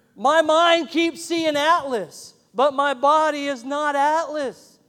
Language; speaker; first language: English; native; English